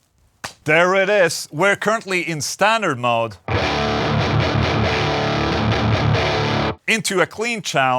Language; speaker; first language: English; non-native, fluent; Swedish